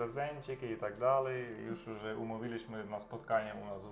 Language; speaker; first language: Polish; non-native, learner; Russian